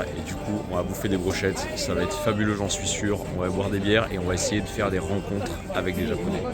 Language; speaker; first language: French; native; French